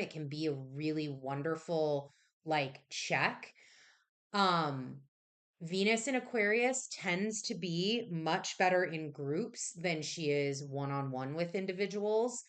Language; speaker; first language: English; native; English